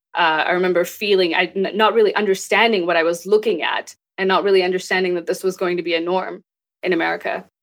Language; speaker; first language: English; early bilingual, other home language; Urdu